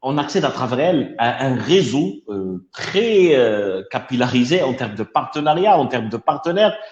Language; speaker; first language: French; non-native, local second language; Arabic